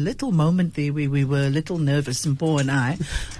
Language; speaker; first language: English; native; English